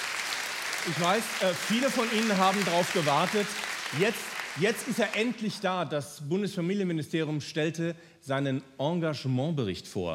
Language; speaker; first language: German; non-native, fluent; English